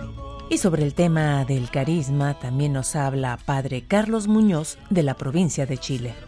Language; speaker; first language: Spanish; native; Spanish